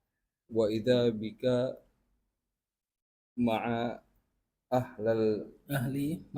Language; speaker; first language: Arabic; non-native, learner; Indonesian